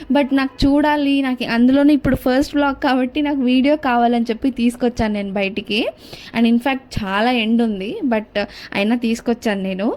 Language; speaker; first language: Telugu; non-native, local second language; Kannada